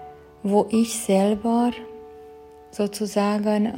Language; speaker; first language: German; non-native, fluent; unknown